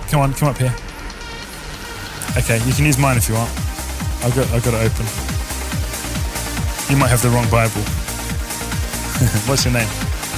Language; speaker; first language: English; native; English